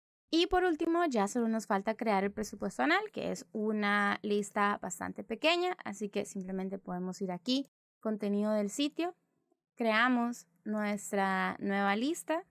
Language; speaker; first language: Spanish; native; Spanish